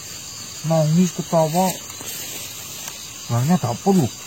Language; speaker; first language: Indonesian; native; Indonesian